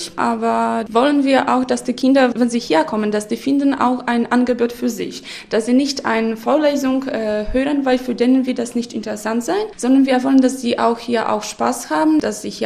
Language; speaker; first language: German; non-native, local second language; Polish